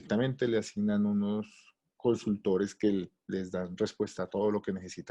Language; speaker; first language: Spanish; native; Spanish